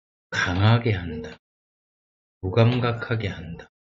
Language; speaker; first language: Korean; native; Korean